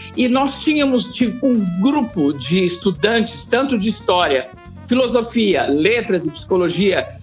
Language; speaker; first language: Portuguese; native; Portuguese